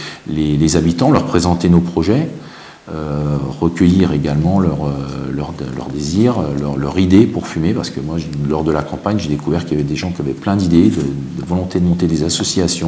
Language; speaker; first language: French; native; French